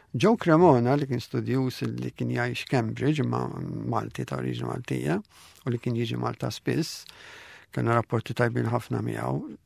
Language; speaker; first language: Maltese; native; Maltese